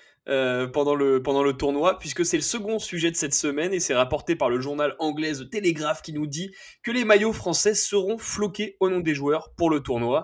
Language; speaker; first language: French; native; French